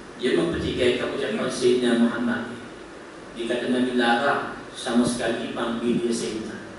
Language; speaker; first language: Malay; native; Malay